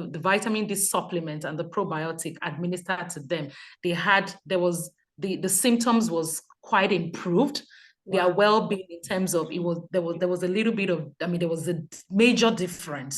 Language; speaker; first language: English; non-native, local second language; Yoruba